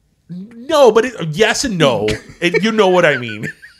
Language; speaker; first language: English; early bilingual, other home language; Spanish